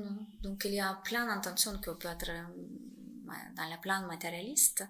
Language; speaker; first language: French; non-native, fluent; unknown